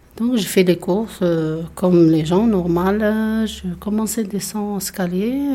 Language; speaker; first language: French; non-native, local second language; Arabic